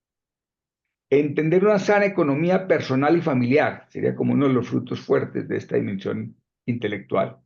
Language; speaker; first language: Spanish; native; Spanish